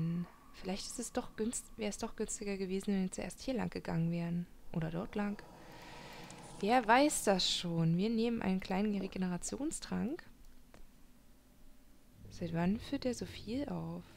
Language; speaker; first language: German; native; German